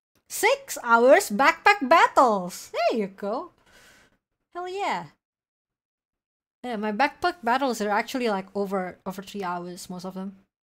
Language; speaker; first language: English; non-native, fluent; Indonesian